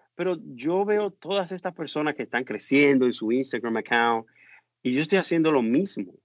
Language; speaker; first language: Spanish; native; Spanish